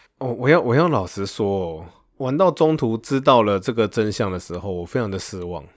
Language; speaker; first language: Chinese; native; Chinese